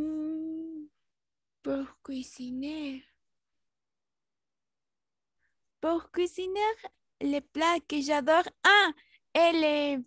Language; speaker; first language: French; non-native, learner; Spanish